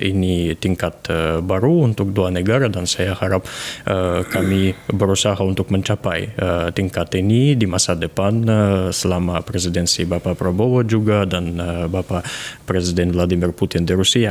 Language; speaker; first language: Indonesian; non-native, fluent; Russian